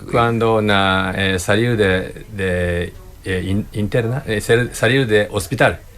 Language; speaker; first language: Spanish; non-native, learner; Japanese